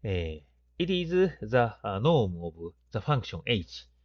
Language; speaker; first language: English; non-native, fluent; Japanese